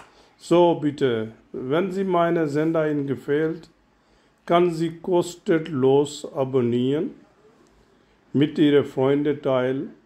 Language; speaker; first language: German; non-native, learner; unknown